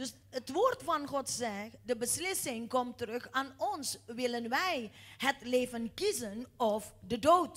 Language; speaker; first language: Dutch; non-native, fluent; Indonesian